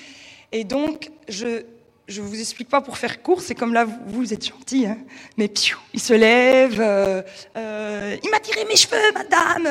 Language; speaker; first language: French; native; French